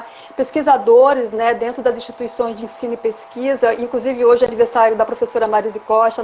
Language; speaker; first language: Portuguese; native; Portuguese